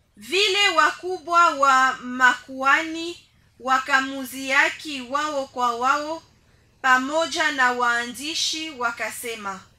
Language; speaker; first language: Swahili; native; Swahili